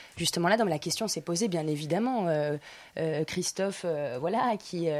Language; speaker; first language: French; native; French